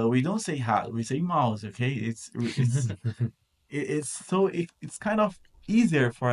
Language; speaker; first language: English; non-native, fluent; Portuguese